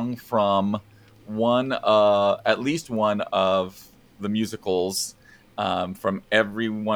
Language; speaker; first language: English; native; English